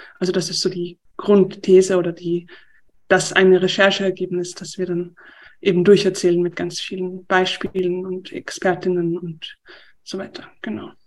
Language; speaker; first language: German; native; German